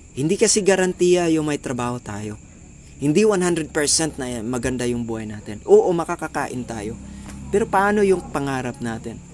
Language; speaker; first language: Filipino; non-native, local second language; Cebuano